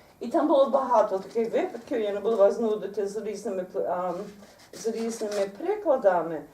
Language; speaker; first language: Ukrainian; early bilingual, heritage; Ukrainian